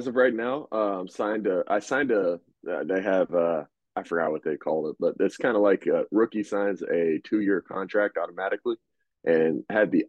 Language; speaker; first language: English; native; English